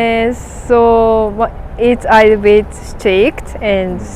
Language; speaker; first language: English; non-native, learner; Japanese